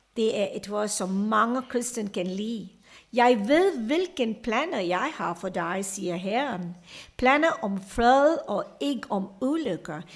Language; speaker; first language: Danish; non-native, fluent; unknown